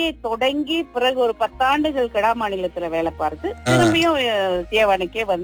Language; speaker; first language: Tamil; early bilingual, heritage; Tamil